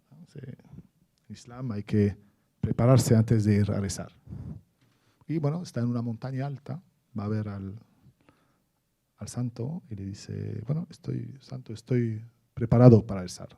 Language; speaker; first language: Spanish; non-native, fluent; Arabic